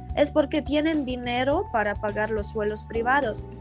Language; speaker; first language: Spanish; non-native, fluent; Ukrainian